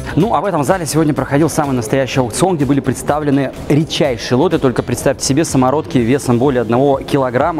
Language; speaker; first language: Russian; native; Russian